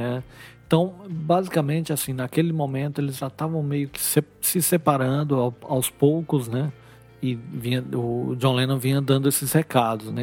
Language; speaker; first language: Portuguese; native; Portuguese